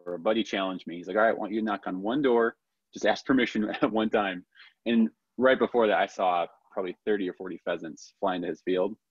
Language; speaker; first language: English; native; English